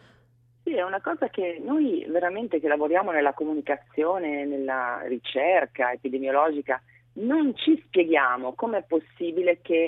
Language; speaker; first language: Italian; native; Italian